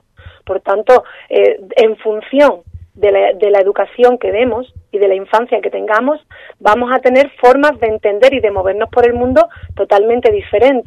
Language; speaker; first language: Spanish; native; Spanish